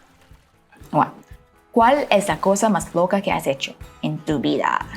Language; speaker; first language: Spanish; non-native, fluent; Thai